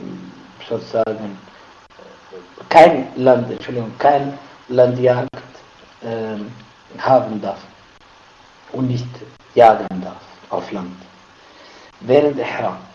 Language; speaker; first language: German; non-native, fluent; Arabic